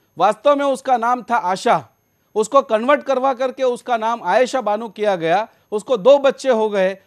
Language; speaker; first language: Hindi; native; Hindi